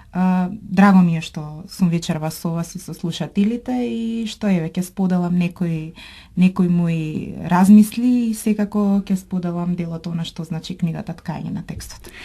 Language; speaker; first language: Macedonian; native; Macedonian